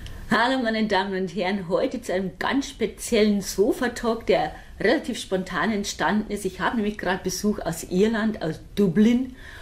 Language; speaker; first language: German; native; German